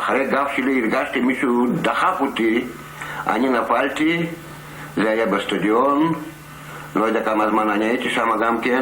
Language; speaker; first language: Hebrew; non-native, learner; Arabic